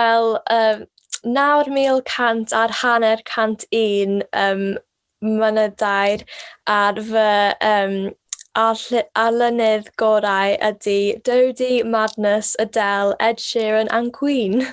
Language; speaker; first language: Welsh; non-native, local second language; English